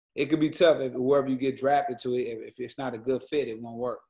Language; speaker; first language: English; native; English